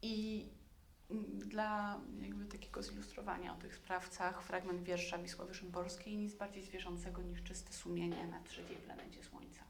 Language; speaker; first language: Polish; native; Polish